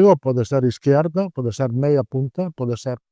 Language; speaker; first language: Portuguese; non-native, learner; Italian